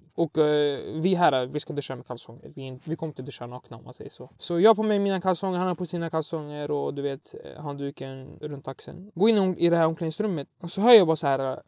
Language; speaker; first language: Swedish; early bilingual, other home language; Arabic